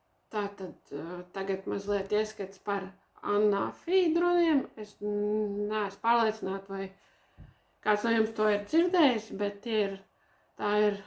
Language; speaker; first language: Latvian; native; Latvian